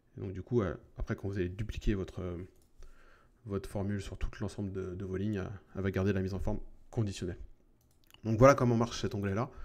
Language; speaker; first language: French; native; French